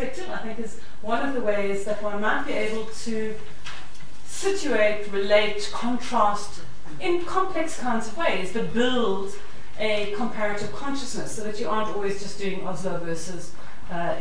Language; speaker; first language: English; native; English